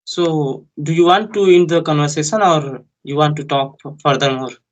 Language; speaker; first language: English; non-native, learner; Hindi